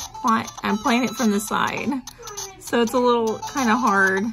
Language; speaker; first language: English; native; English